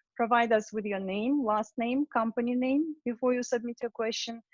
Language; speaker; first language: English; non-native, fluent; Russian